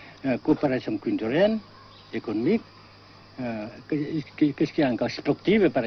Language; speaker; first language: French; non-native, fluent; Vietnamese